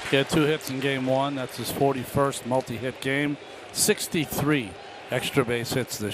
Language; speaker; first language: English; native; English